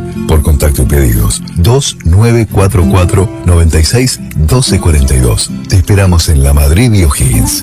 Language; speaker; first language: Spanish; native; Spanish